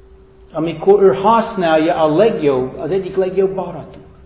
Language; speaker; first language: Hungarian; non-native, fluent; English